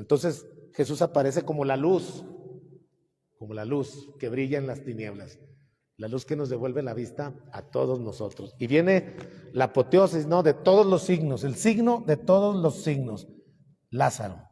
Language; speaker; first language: Spanish; native; Spanish